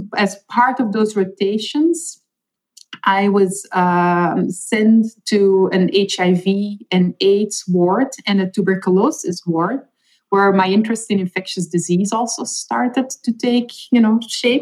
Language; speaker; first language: English; non-native, fluent; Dutch